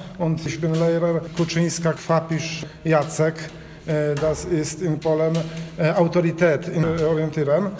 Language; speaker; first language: German; non-native, learner; Polish